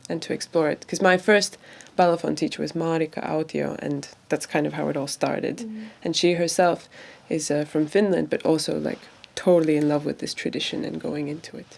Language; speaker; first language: English; non-native, fluent; Latvian